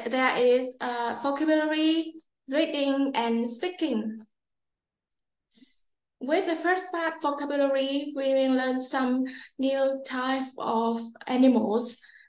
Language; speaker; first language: English; non-native, learner; Vietnamese